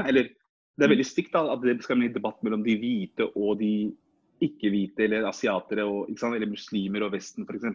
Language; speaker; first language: Norwegian; early bilingual, other home language; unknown